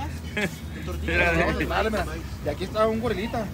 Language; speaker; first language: Spanish; native; Spanish